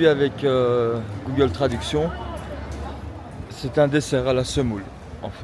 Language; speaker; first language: French; early bilingual, heritage; Turkish